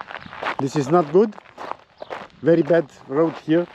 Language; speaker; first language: English; non-native, learner; Romanian